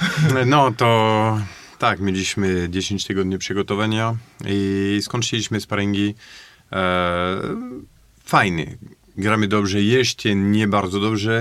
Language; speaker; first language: Polish; non-native, fluent; French